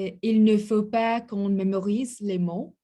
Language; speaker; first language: French; non-native, learner; English